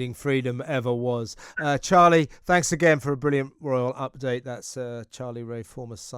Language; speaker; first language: English; native; English